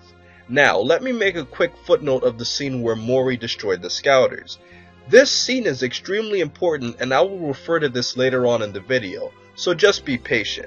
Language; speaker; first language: English; native; English